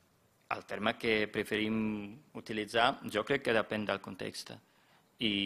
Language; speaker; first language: Catalan; non-native, fluent; German